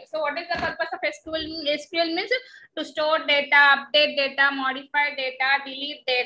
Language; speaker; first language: English; non-native, local second language; Telugu